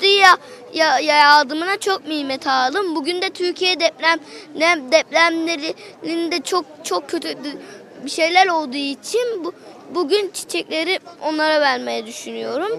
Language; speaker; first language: Turkish; early bilingual, heritage; Turkish